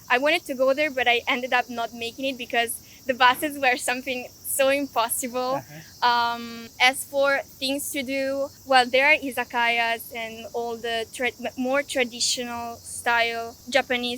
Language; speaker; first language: English; non-native, fluent; Italian